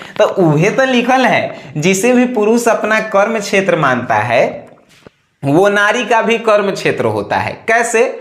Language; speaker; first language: Hindi; native; Hindi